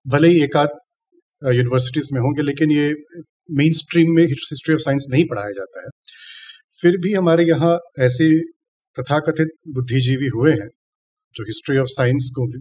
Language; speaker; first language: Hindi; non-native, local second language; Tamil